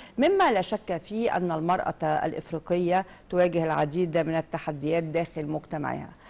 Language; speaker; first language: Arabic; native; Arabic